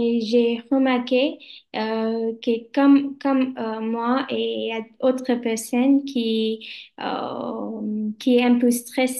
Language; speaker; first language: French; non-native, learner; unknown